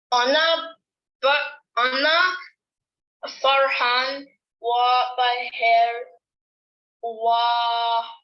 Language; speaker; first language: Arabic; non-native, learner; English